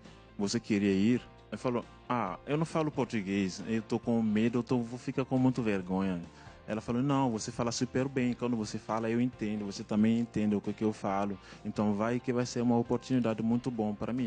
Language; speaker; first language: Portuguese; non-native, fluent; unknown